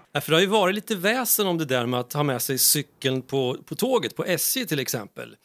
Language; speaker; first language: Swedish; native; Swedish